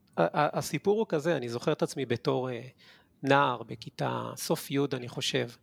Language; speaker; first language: Hebrew; native; Hebrew